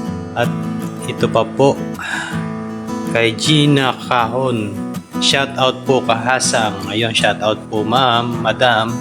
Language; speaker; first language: Filipino; native; Filipino